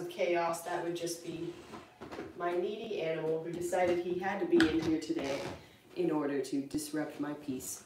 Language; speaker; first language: English; native; English